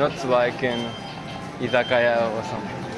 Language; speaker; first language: English; non-native, learner; Japanese